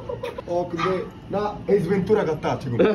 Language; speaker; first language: Korean; non-native, fluent; Italian